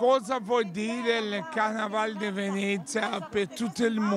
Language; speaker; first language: Italian; non-native, learner; Portuguese